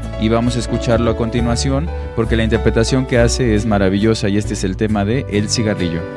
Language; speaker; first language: Spanish; native; Spanish